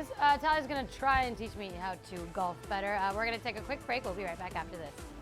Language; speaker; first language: English; native; English